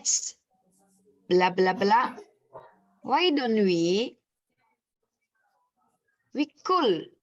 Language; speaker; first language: English; non-native, learner; Indonesian